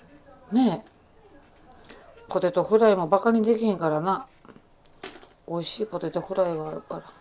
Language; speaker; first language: Japanese; native; Japanese